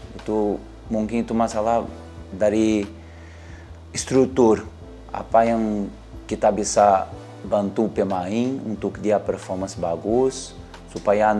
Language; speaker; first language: Indonesian; non-native, learner; Portuguese